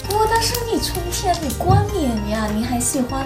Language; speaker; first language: Chinese; non-native, fluent; Thai